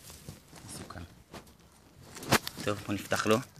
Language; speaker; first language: Hebrew; native; Hebrew